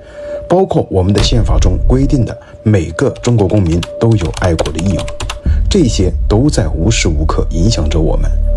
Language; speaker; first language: Chinese; native; Chinese